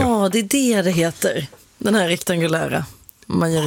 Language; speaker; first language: Swedish; native; Swedish